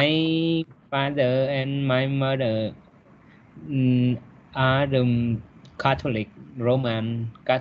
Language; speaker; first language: English; non-native, learner; Vietnamese